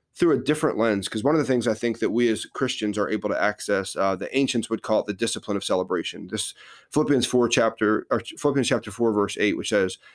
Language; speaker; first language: English; native; English